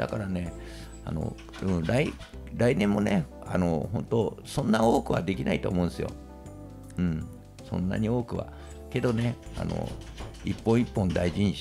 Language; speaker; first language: Japanese; native; Japanese